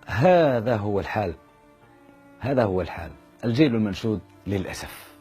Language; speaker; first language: Arabic; native; Arabic